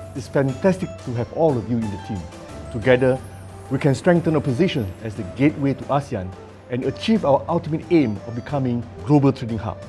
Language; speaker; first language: English; non-native, local second language; Chinese